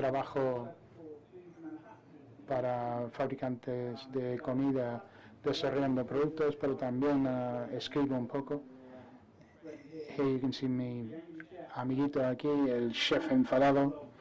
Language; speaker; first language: Spanish; non-native, fluent; English